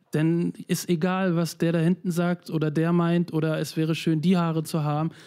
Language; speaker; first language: German; native; German